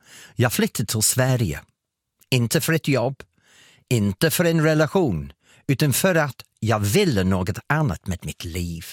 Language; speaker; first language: Swedish; non-native, fluent; English